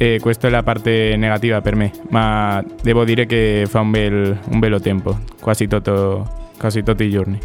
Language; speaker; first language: Italian; non-native, learner; Spanish